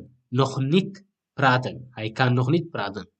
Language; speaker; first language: Dutch; non-native, learner; Tigrinya